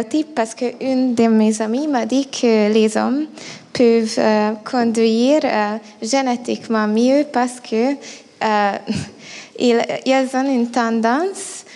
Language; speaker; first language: French; non-native, fluent; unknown